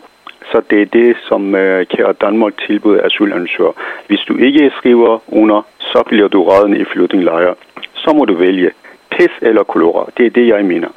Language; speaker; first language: Danish; non-native, fluent; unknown